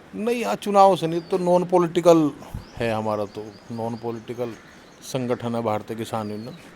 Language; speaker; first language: Hindi; native; Hindi